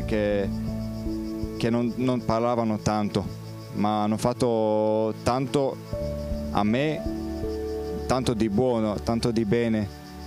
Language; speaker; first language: Italian; non-native, fluent; Polish